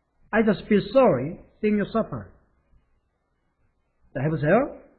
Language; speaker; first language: English; non-native, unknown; Korean